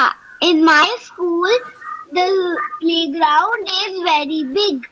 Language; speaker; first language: English; non-native, learner; Hindi